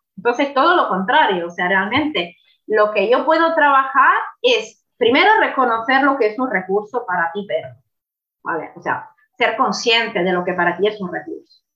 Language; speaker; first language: Spanish; non-native, fluent; Italian